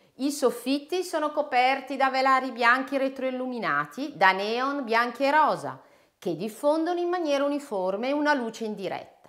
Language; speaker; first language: Italian; native; Italian